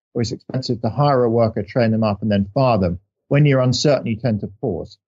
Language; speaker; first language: English; native; English